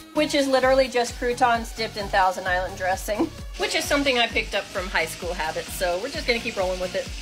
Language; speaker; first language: English; native; English